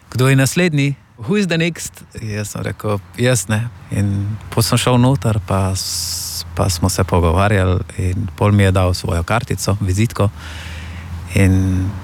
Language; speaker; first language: Slovenian; non-native, fluent; Persian